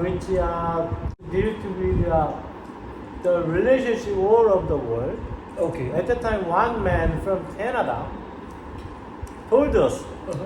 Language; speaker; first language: English; non-native, learner; Korean